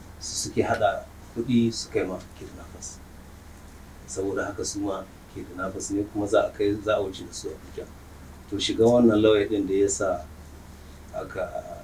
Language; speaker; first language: Hausa; non-native, local second language; Fula